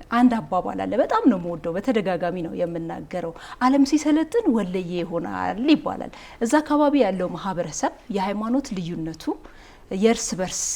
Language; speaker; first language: Amharic; native; Amharic